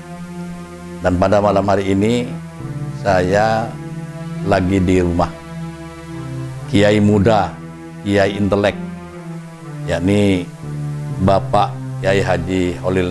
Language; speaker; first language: Indonesian; non-native, local second language; Madurese